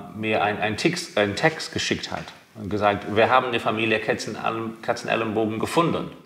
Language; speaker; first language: German; non-native, fluent; English